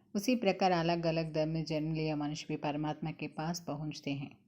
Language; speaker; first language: Hindi; non-native, local second language; Telugu